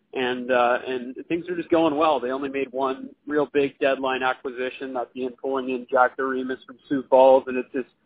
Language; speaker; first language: English; native; English